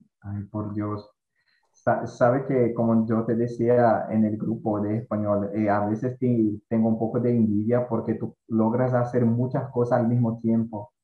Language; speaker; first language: Spanish; non-native, fluent; Portuguese